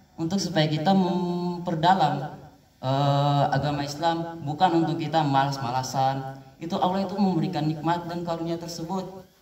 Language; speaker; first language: Indonesian; native; Indonesian